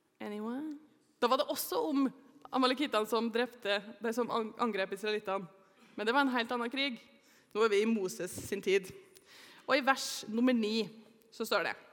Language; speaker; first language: Norwegian; native; Norwegian